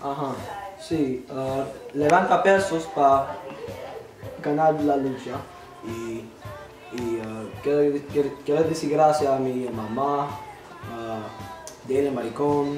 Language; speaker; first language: Spanish; non-native, learner; English